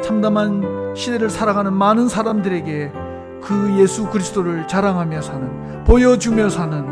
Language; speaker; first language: Korean; native; Korean